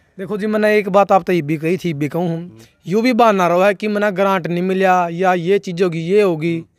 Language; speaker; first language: Hindi; native; Hindi